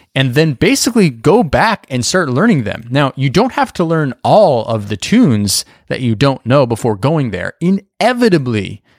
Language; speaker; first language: English; native; English